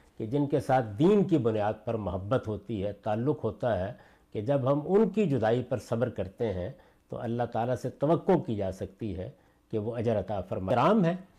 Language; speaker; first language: Urdu; non-native, local second language; Punjabi